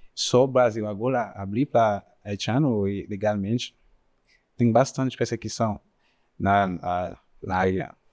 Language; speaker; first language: Portuguese; non-native, learner; Haitian Creole